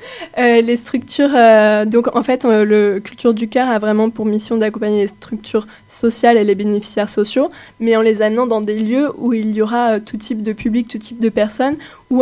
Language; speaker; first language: French; native; French